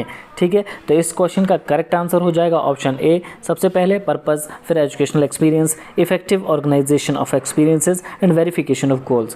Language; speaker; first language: Hindi; native; Hindi